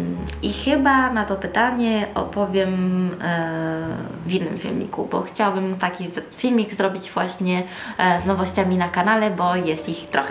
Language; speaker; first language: Polish; early bilingual, heritage; Polish